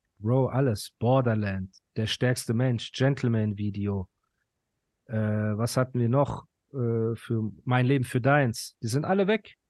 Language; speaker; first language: German; early bilingual, other home language; Persian